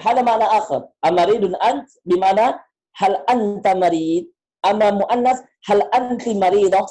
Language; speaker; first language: Arabic; non-native, fluent; Indonesian